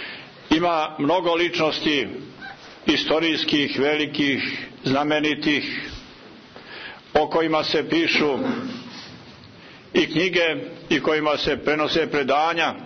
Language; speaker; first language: Croatian; native; Croatian